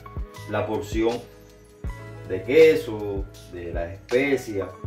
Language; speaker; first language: Spanish; native; Spanish